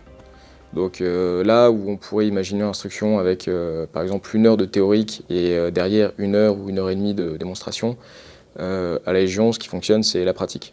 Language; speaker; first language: French; native; French